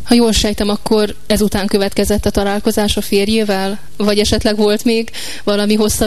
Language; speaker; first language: Hungarian; native; Hungarian